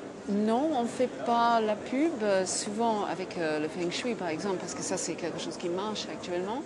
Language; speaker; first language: French; non-native, fluent; English